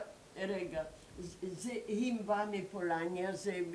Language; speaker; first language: Hebrew; non-native, learner; German